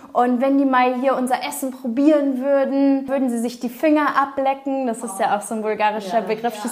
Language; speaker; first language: German; early bilingual, other home language; Bulgarian